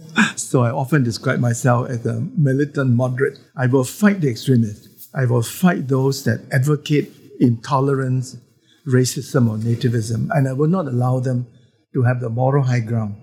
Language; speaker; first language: English; non-native, local second language; Chinese